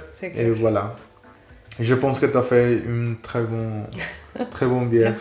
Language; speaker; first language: French; non-native, fluent; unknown